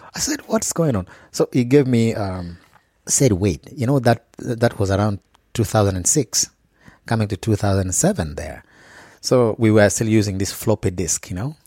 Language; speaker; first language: English; non-native, local second language; Acoli